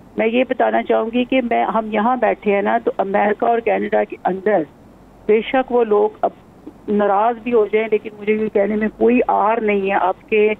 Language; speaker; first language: Urdu; non-native, local second language; Punjabi